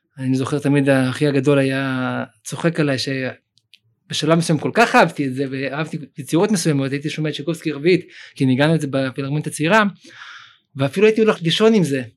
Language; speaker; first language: Hebrew; early bilingual, other home language; Russian